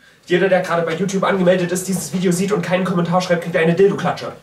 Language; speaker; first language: German; native; German